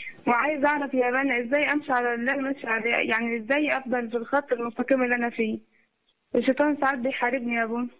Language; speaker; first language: Arabic; native; Arabic